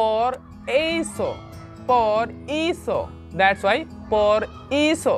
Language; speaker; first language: Portuguese; non-native, learner; Hindi